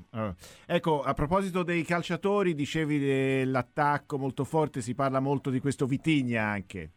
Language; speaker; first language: Italian; native; Italian